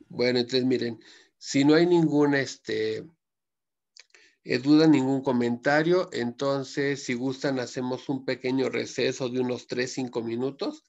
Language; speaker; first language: Spanish; native; Spanish